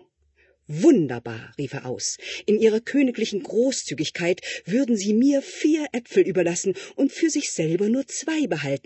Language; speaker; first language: German; native; German